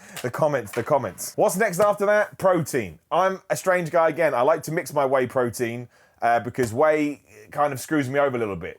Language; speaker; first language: English; native; English